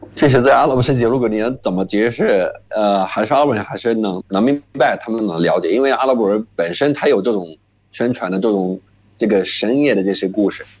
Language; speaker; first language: Chinese; non-native, fluent; Arabic